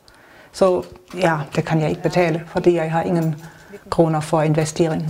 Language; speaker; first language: Danish; non-native, learner; German